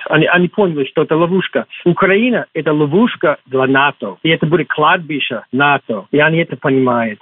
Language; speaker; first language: Russian; non-native, fluent; English